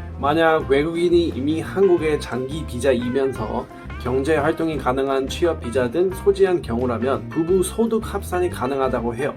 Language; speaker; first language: Korean; non-native, fluent; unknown